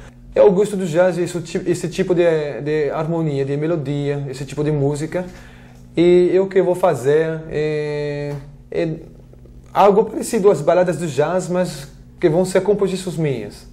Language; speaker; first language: Portuguese; non-native, fluent; French